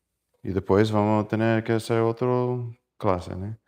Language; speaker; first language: Portuguese; non-native, learner; Spanish